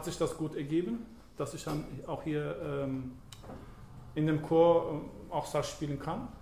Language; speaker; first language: German; early bilingual, other home language; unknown